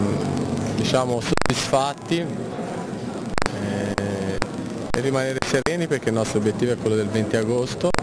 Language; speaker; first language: Italian; native; Italian